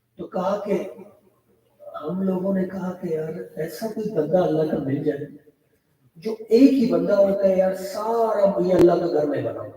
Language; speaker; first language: Urdu; non-native, local second language; Pashto